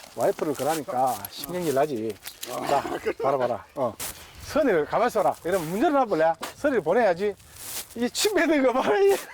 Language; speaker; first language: Korean; native; Korean